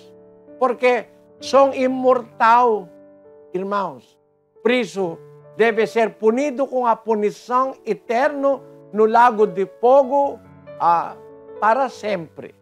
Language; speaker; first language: Portuguese; non-native, fluent; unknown